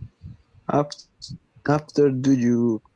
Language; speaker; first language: English; non-native, learner; Spanish